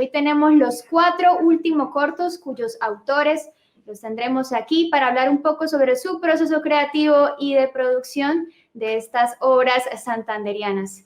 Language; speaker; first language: Spanish; native; Spanish